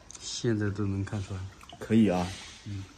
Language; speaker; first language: Chinese; native; Chinese